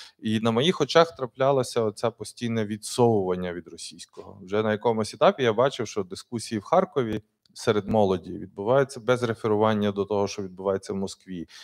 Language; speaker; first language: Ukrainian; native; Ukrainian